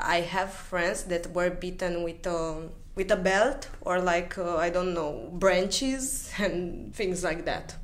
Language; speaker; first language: English; non-native, fluent; Romanian